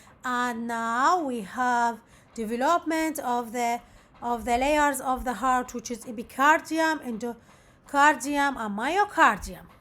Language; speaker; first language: English; non-native, local second language; Arabic